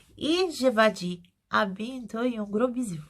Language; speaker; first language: French; non-native, learner; Portuguese